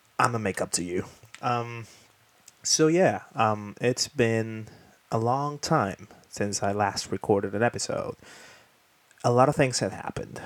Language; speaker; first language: English; non-native, fluent; Spanish